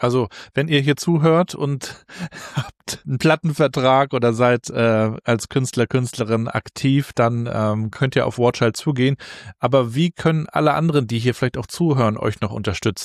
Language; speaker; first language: German; native; German